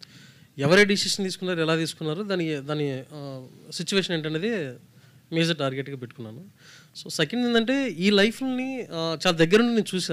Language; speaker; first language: Telugu; native; Telugu